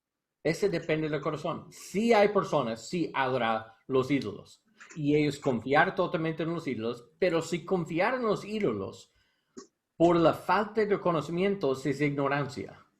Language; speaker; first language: Spanish; non-native, learner; English